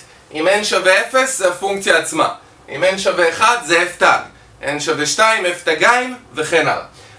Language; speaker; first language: Hebrew; native; Hebrew